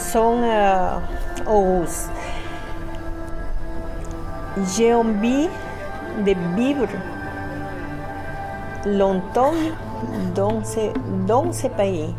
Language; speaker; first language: French; non-native, learner; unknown